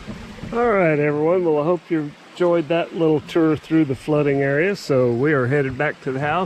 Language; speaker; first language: English; native; English